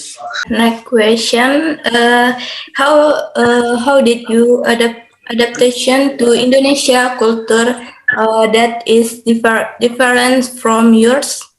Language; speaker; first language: English; non-native, learner; Indonesian